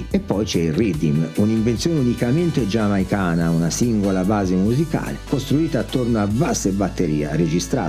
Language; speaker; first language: Italian; native; Italian